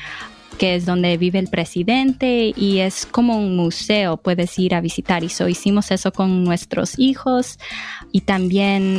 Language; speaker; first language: Spanish; early bilingual, heritage; Spanish